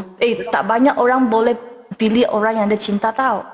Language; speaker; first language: Malay; native; Malay